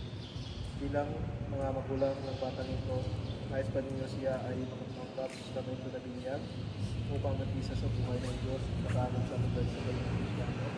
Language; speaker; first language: Filipino; native; Filipino